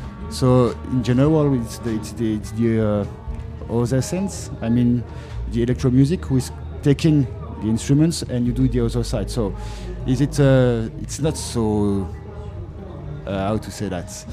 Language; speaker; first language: English; non-native, learner; French